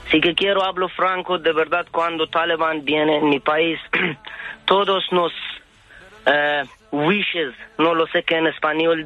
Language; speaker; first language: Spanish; non-native, learner; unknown